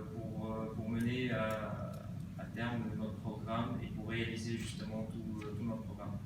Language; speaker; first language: French; native; French